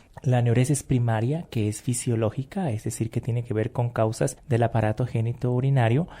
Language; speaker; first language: Spanish; native; Spanish